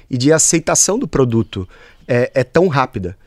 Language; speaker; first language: Portuguese; native; Portuguese